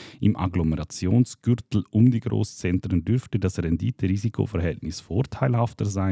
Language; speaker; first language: German; native; German